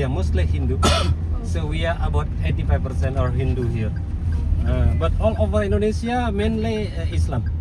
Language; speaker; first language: English; non-native, fluent; Indonesian